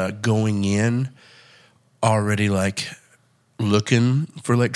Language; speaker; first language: English; native; English